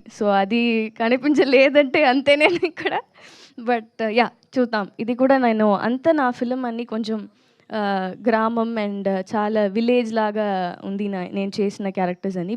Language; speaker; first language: Telugu; non-native, learner; Tamil